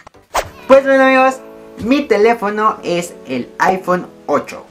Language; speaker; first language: Spanish; native; Spanish